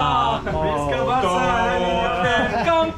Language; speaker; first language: English; non-native, learner; Korean